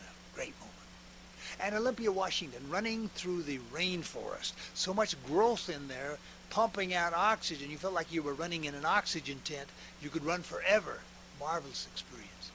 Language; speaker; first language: English; native; English